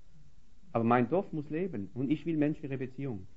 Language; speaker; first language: German; non-native, fluent; French